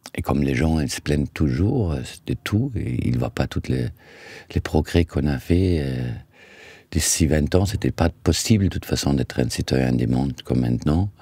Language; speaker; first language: French; non-native, fluent; German